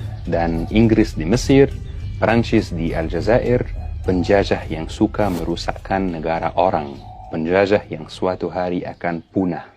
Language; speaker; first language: Indonesian; non-native, fluent; Arabic